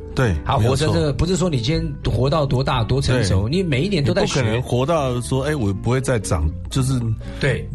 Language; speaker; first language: Chinese; native; Chinese